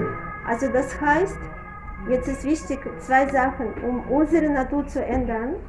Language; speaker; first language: German; non-native, fluent; Russian